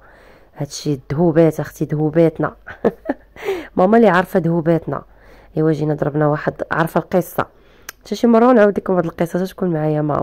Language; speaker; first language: Arabic; native; Arabic